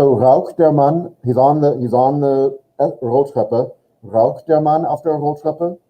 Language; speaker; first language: German; non-native, fluent; English